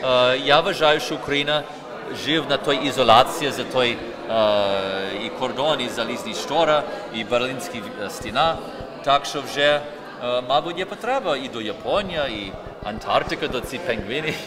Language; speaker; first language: Ukrainian; early bilingual, heritage; Ukrainian